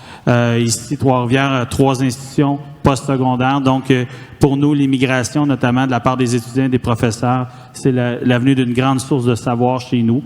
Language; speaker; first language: French; native; French